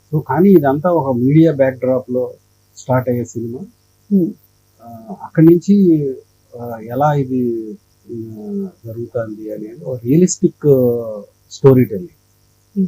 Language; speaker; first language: Telugu; native; Telugu